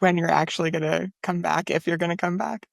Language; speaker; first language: English; native; English